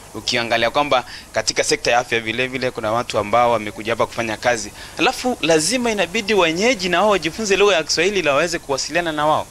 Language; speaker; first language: Swahili; non-native, local second language; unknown